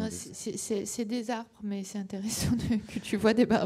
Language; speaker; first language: French; native; French